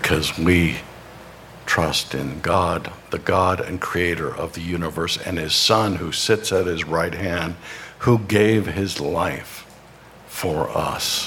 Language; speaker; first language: English; native; English